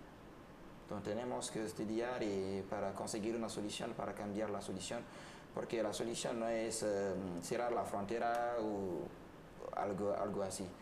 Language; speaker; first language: Spanish; non-native, learner; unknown